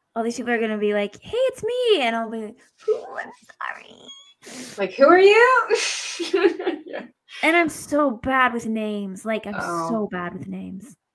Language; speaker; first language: English; native; English